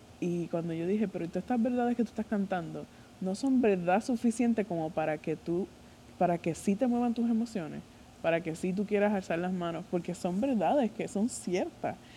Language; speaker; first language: Spanish; native; Spanish